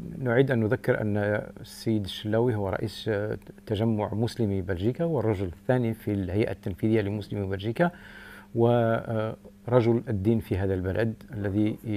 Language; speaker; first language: Arabic; native; Arabic